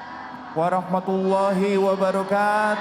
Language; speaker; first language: Indonesian; native; Indonesian